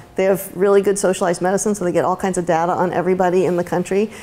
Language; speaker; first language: English; native; English